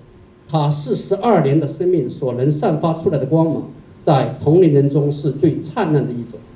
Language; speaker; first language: Chinese; native; Chinese